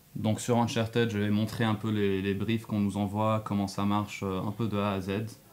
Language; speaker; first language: French; non-native, local second language; Arabic